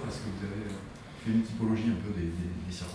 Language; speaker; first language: French; native; French